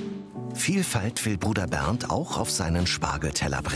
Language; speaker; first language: German; native; German